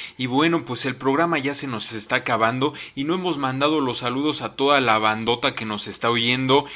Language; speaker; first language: Spanish; native; Spanish